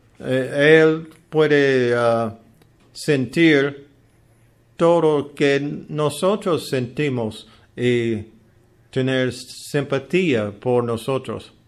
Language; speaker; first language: Spanish; non-native, learner; English